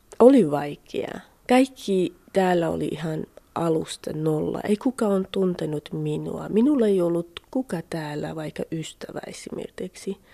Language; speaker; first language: Finnish; non-native, learner; Central Kurdish